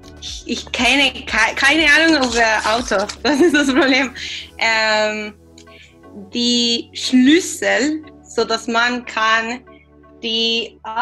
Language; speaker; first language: German; non-native, learner; Spanish